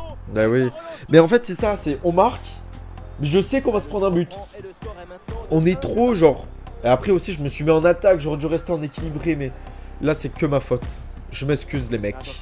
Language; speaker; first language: French; native; French